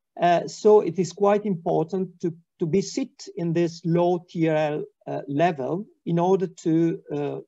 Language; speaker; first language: English; non-native, fluent; Italian